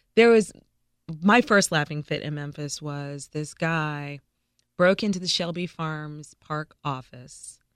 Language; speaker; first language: English; native; English